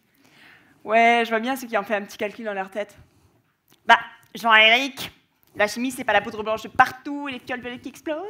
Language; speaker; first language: French; native; French